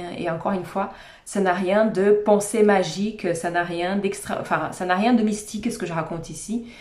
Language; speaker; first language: French; non-native, fluent; Portuguese